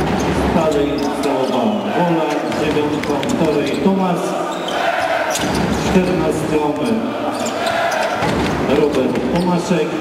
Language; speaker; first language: Polish; native; Polish